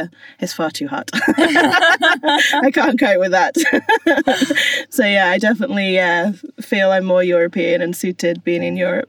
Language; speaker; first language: English; native; English